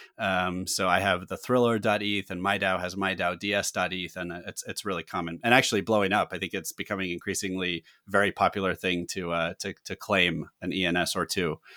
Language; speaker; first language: English; native; English